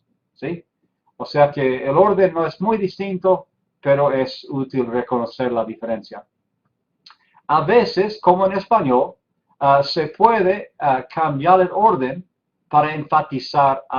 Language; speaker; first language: Spanish; non-native, fluent; English